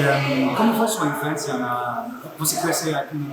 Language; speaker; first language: Portuguese; non-native, learner; French